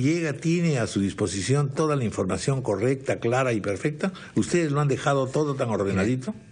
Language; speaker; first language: Spanish; native; Spanish